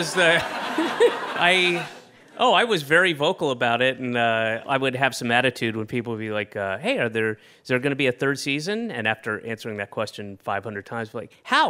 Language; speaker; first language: English; native; English